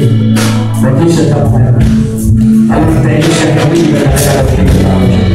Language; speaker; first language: Spanish; native; Spanish